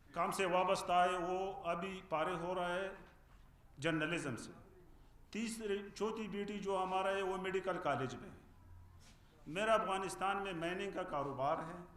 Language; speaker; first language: Urdu; non-native, fluent; Pashto